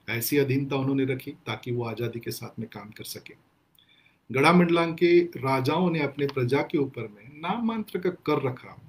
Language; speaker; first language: Hindi; non-native, local second language; Gondi